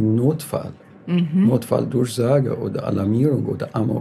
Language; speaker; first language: German; non-native, fluent; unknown